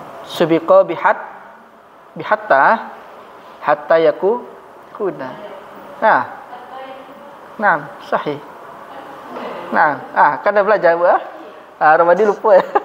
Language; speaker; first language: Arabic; non-native, fluent; Indonesian